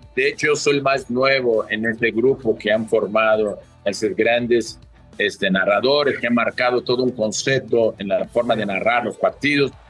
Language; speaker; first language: Spanish; early bilingual, other home language; Portuguese